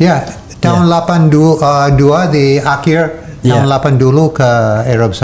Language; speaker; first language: Indonesian; non-native, learner; English